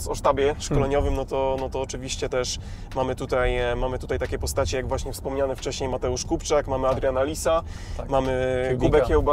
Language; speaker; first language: Polish; native; Polish